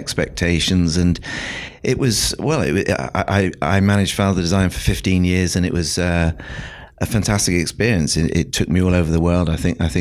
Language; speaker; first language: English; native; English